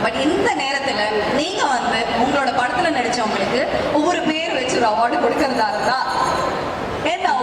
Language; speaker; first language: Tamil; native; Tamil